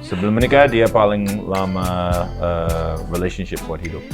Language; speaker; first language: Indonesian; non-native, learner; English